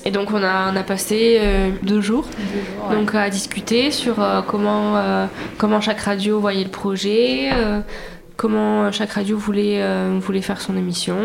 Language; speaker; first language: French; native; French